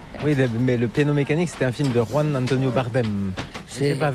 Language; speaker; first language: French; native; French